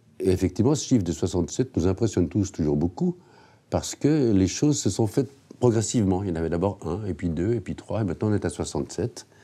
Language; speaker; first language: French; native; French